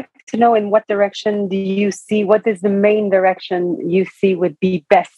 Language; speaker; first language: English; non-native, fluent; French